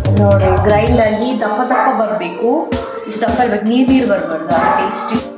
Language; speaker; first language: Kannada; non-native, local second language; Tulu